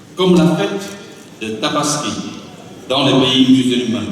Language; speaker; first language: French; non-native, fluent; Chinese